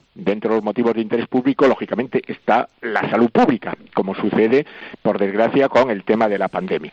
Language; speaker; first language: Spanish; native; Spanish